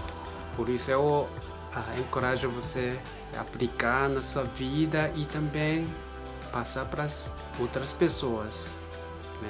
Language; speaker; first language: Portuguese; non-native, learner; Japanese